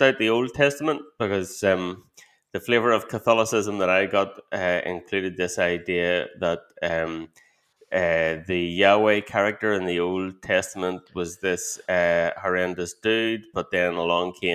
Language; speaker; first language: English; native; English